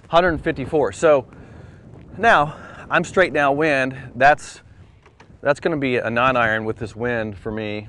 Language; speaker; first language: English; native; English